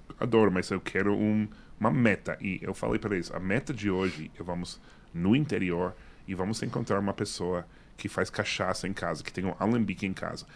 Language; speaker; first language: Portuguese; non-native, fluent; English